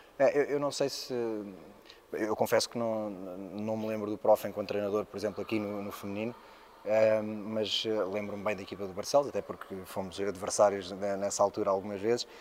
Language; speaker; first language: Portuguese; native; Portuguese